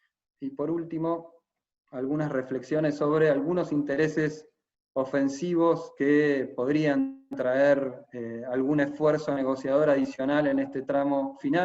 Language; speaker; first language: Spanish; native; Spanish